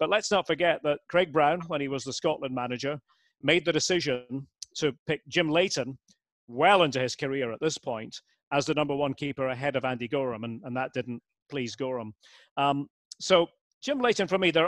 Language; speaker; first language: English; native; English